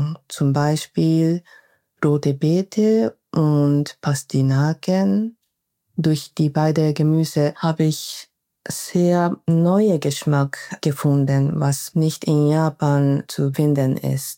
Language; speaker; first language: German; non-native, fluent; Japanese